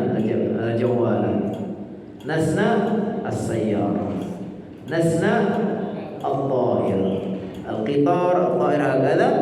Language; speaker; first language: Arabic; non-native, fluent; Indonesian